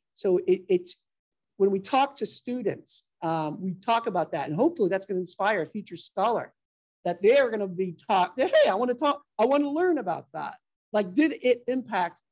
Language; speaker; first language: English; native; English